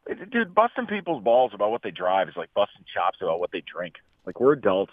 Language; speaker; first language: English; native; English